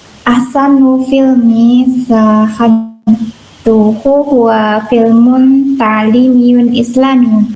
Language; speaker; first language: Arabic; non-native, learner; Indonesian